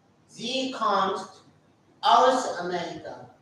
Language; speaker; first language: German; non-native, learner; Hindi